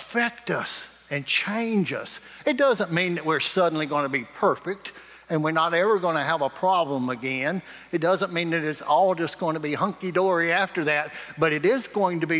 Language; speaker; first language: English; native; English